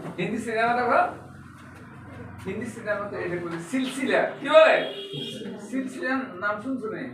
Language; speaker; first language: Bangla; native; Bangla